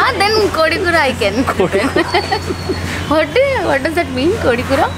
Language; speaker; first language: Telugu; non-native, learner; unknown